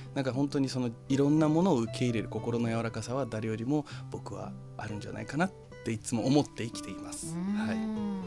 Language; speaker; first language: Japanese; early bilingual, other home language; Portuguese